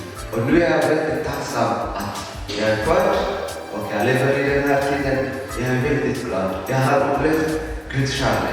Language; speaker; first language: Swedish; non-native, fluent; Tigrinya